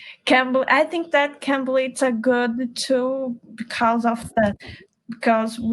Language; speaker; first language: English; non-native, learner; Portuguese